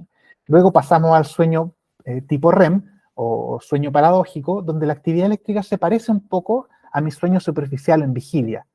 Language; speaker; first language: Spanish; native; Spanish